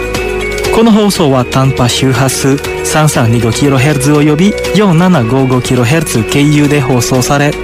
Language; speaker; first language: Japanese; non-native, fluent; Indonesian